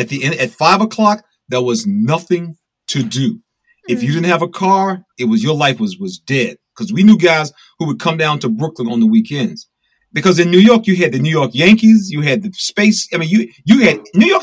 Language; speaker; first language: English; native; English